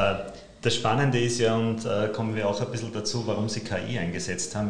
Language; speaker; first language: German; native; German